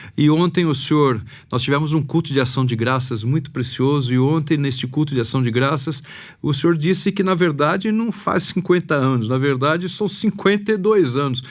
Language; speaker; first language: Portuguese; native; Portuguese